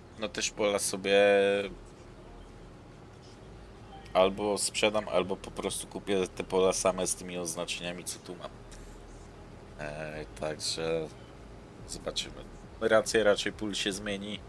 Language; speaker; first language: Polish; native; Polish